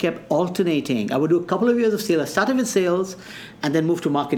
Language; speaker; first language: English; non-native, local second language; Hindi